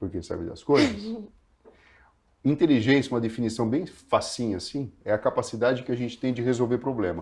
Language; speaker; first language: Portuguese; native; Portuguese